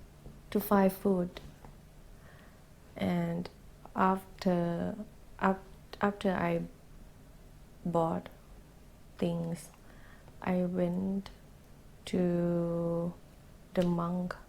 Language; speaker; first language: English; non-native, learner; Thai